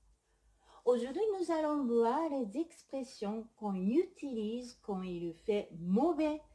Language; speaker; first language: French; non-native, fluent; Japanese